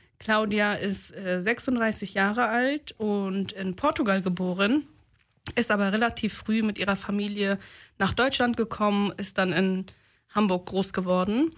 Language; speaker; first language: German; native; German